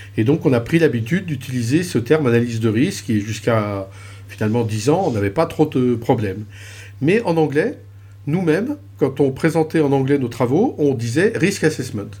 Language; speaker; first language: French; native; French